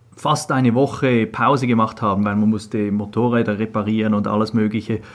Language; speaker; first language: German; native; German